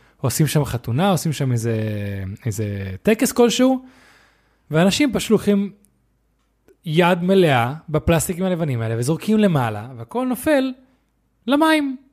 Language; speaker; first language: Hebrew; native; Hebrew